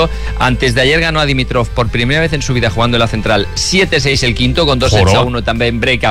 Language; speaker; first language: Spanish; native; Spanish